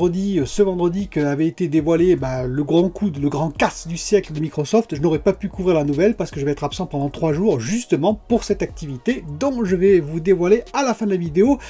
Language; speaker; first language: French; native; French